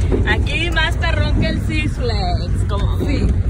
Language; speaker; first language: Spanish; early bilingual, heritage; Spanish